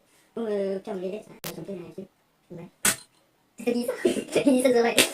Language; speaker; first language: French; native; French